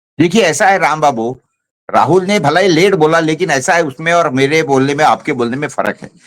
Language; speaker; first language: Hindi; non-native, local second language; Marathi